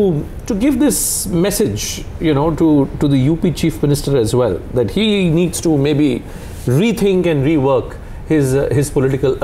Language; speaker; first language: English; non-native, local second language; Hindi